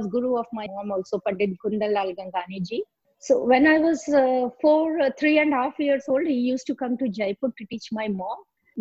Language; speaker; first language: English; non-native, local second language; Hindi